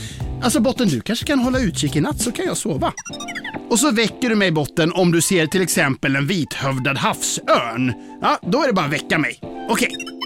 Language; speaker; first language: Swedish; native; Swedish